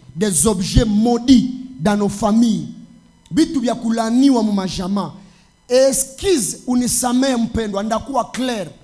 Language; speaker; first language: French; non-native, local second language; Swahili